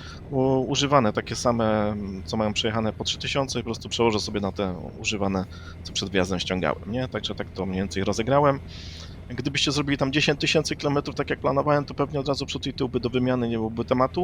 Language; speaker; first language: Polish; native; Polish